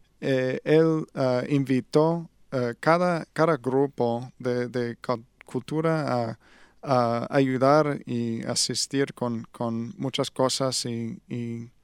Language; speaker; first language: Spanish; non-native, learner; English